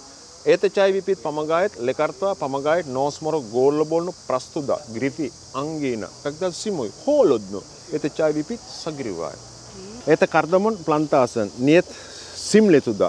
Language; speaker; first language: Russian; non-native, learner; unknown